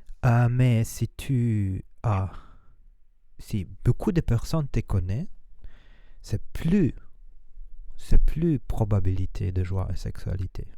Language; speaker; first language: French; non-native, learner; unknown